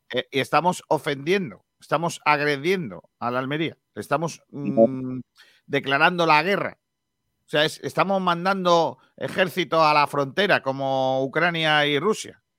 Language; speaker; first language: Spanish; native; Spanish